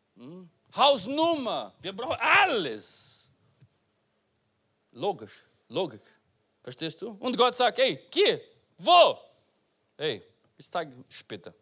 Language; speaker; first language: German; non-native, learner; Portuguese